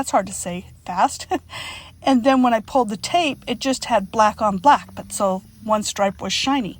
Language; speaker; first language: English; native; English